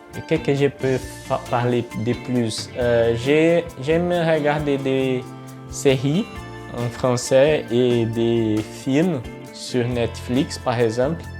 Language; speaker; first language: French; non-native, fluent; Portuguese